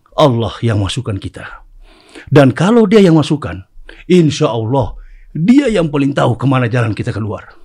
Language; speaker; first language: Indonesian; native; Indonesian